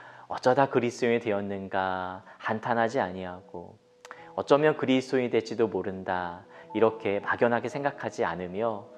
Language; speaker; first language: Korean; native; Korean